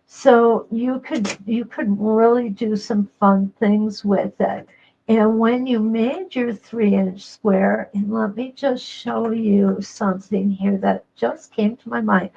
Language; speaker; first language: English; native; English